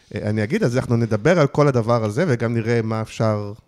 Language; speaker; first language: Hebrew; native; Hebrew